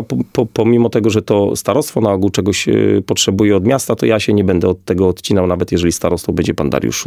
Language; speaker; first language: Polish; native; Polish